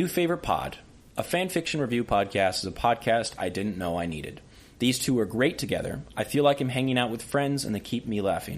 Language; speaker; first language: English; native; English